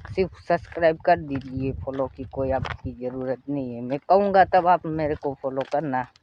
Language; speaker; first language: Hindi; non-native, local second language; Gujarati